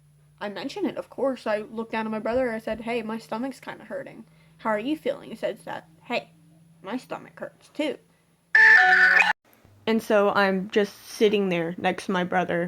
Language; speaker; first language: English; native; English